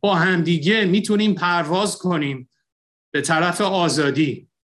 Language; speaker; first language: Persian; early bilingual, heritage; Persian